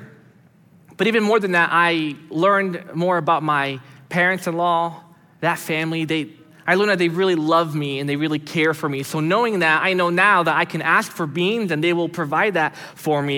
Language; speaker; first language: English; native; English